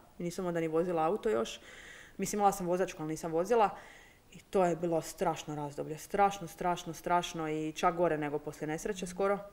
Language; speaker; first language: Croatian; native; Croatian